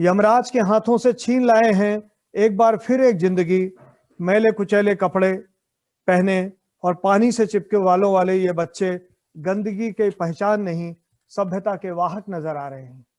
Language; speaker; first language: Hindi; native; Hindi